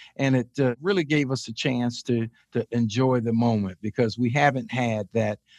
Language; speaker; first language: English; native; English